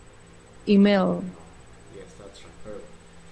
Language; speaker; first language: English; non-native, fluent; Spanish